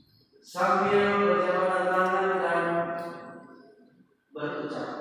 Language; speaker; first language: Indonesian; native; Indonesian